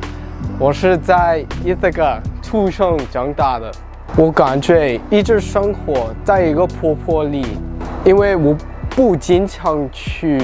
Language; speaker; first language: Chinese; non-native, learner; English